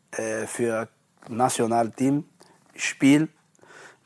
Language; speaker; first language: German; non-native, learner; Portuguese